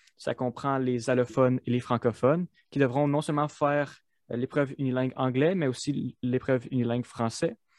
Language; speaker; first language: French; native; French